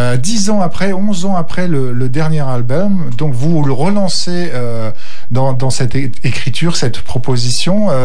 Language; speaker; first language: French; native; French